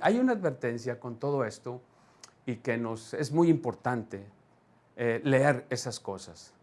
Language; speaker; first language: Spanish; native; Spanish